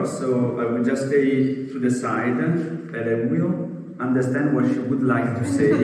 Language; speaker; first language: English; non-native, fluent; Italian